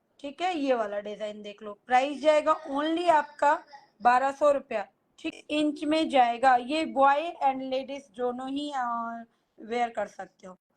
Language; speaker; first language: Hindi; native; Hindi